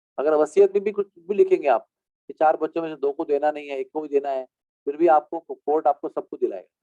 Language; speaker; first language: Hindi; non-native, local second language; Marathi